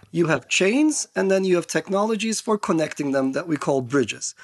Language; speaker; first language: English; non-native, fluent; Turkish